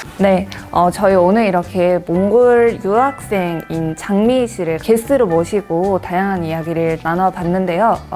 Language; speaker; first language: Korean; non-native, fluent; Mongolian